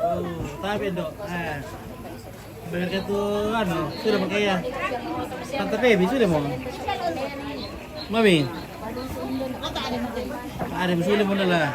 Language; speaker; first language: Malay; non-native, local second language; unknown